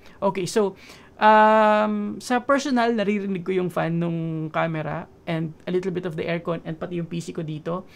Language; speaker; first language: Filipino; native; Filipino